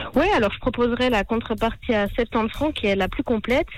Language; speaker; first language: French; native; French